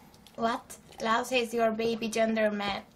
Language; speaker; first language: English; non-native, learner; Turkish